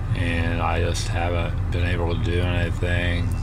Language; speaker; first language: English; native; English